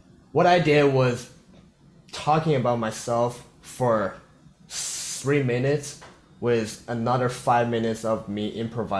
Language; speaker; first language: English; non-native, fluent; Korean